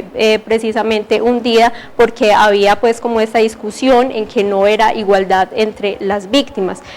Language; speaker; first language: Spanish; native; Spanish